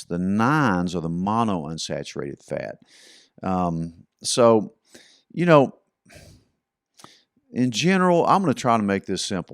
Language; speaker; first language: English; native; English